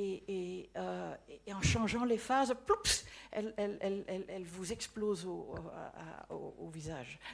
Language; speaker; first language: French; non-native, fluent; Dutch